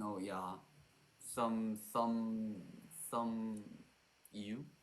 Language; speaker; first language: English; non-native, learner; Korean